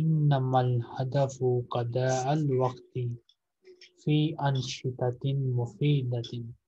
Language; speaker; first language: Arabic; non-native, fluent; Urdu